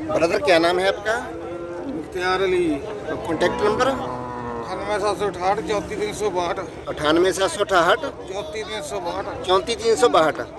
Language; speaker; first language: Hindi; non-native, local second language; Punjabi